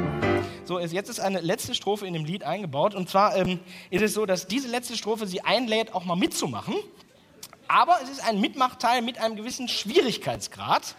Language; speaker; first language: German; native; German